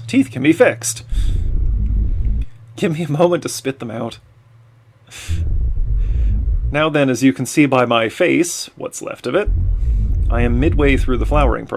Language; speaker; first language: English; native; English